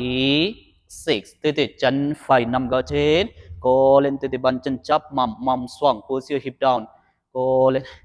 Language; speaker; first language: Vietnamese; non-native, learner; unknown